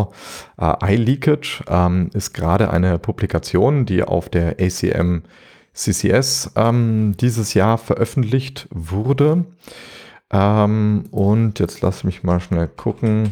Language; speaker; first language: German; native; German